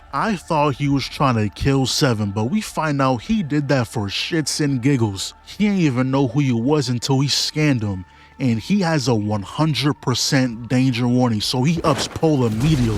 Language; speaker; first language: English; native; English